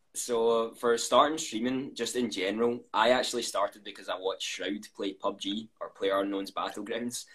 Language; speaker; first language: English; native; English